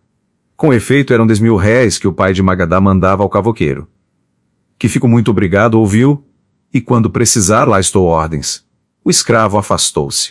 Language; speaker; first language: Portuguese; native; Portuguese